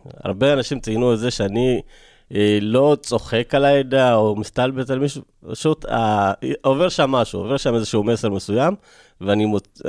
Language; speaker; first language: Hebrew; early bilingual, other home language; Amharic